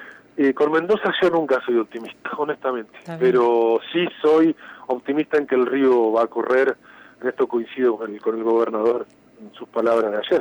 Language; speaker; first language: Spanish; native; Spanish